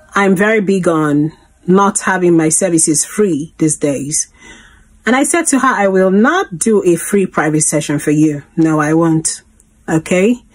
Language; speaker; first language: English; non-native, local second language; Igbo